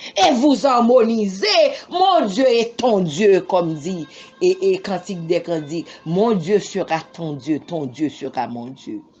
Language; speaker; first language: French; non-native, local second language; Haitian Creole